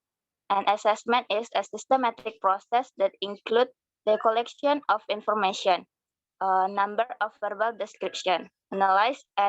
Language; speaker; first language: English; non-native, learner; Indonesian